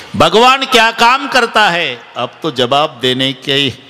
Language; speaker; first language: Hindi; non-native, local second language; Marathi